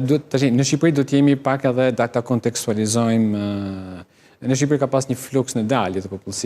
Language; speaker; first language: Albanian; native; Albanian